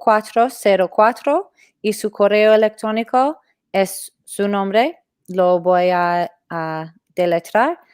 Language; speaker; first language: Spanish; non-native, fluent; English